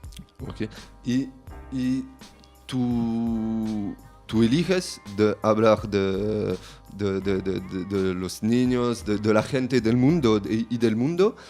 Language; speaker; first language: Spanish; non-native, learner; French